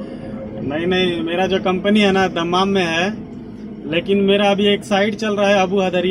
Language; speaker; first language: Hindi; native; Hindi